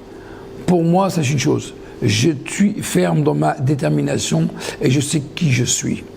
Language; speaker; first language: French; native; French